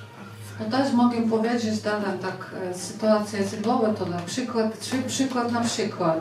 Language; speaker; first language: Polish; non-native, fluent; Ukrainian